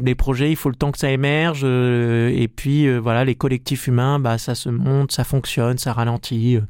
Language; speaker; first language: French; native; French